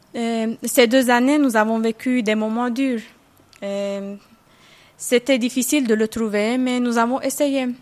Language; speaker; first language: French; non-native, fluent; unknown